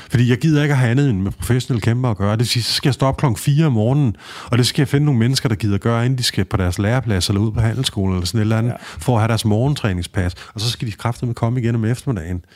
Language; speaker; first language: Danish; native; Danish